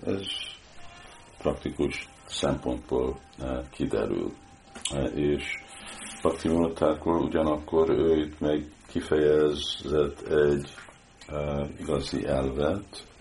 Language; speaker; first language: Hungarian; early bilingual, heritage; Hungarian